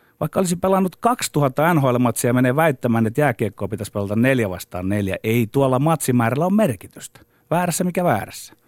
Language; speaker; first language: Finnish; native; Finnish